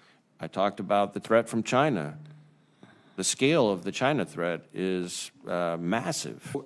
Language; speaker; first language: English; native; English